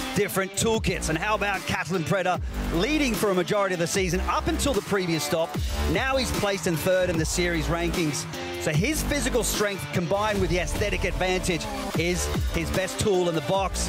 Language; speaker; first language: English; native; English